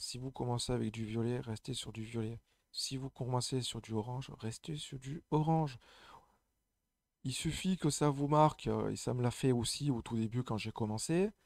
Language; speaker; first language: French; native; French